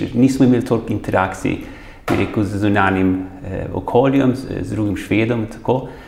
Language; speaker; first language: Slovenian; early bilingual, heritage; Slovenian